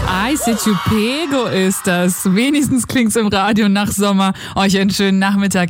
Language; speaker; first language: German; native; German